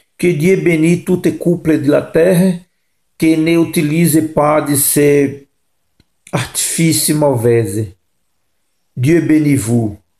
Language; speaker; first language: French; non-native, learner; Portuguese